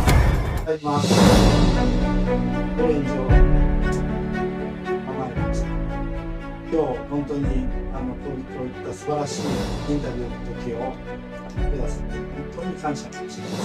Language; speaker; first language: Japanese; non-native, fluent; Filipino